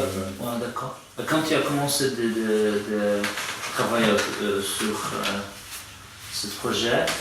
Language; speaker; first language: French; non-native, fluent; Polish